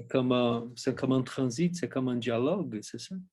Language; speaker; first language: French; non-native, learner; Portuguese